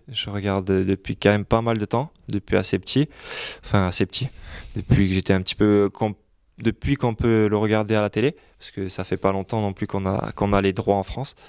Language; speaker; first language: French; native; French